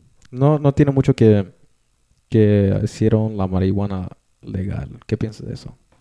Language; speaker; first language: Spanish; early bilingual, heritage; Spanish